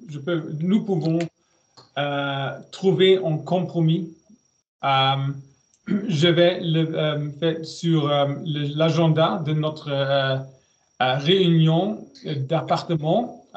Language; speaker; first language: French; non-native, learner; German